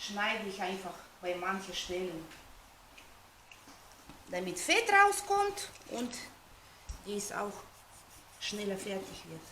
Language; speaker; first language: German; non-native, fluent; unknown